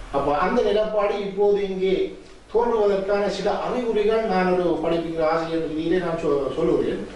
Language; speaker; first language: Tamil; native; Tamil